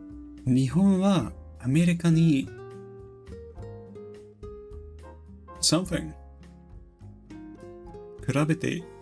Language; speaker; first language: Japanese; non-native, learner; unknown